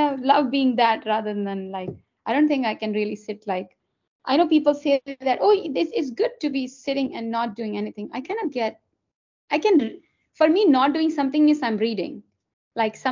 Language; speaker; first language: English; non-native, local second language; Hindi